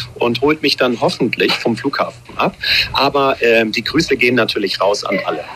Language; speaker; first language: German; native; German